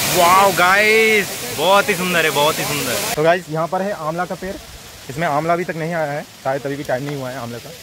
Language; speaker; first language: Hindi; non-native, local second language; Bangla